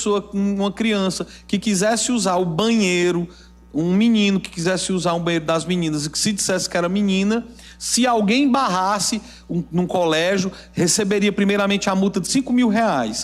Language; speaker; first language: Portuguese; native; Portuguese